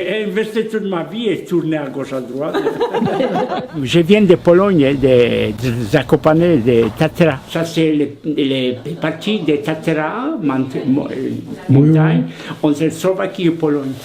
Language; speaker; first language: French; non-native, fluent; Polish